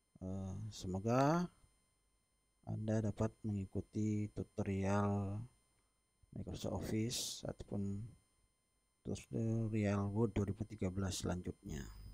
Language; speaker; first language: Indonesian; native; Indonesian